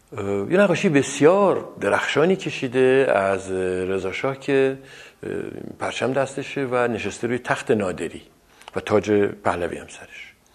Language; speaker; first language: Persian; non-native, local second language; Azerbaijani